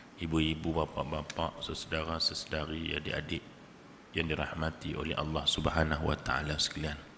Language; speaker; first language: Malay; native; Malay